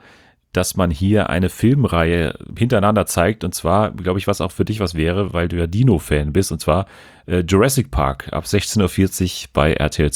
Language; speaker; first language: German; native; German